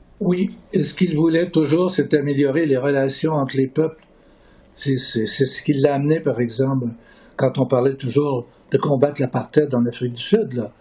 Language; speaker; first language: French; native; French